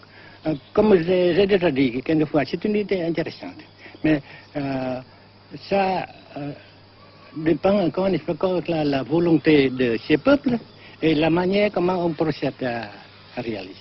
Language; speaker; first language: French; non-native, fluent; Vietnamese